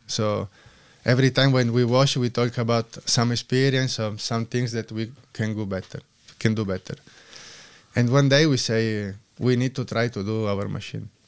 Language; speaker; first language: English; non-native, learner; Italian